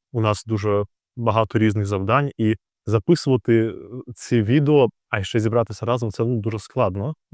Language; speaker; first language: Ukrainian; native; Ukrainian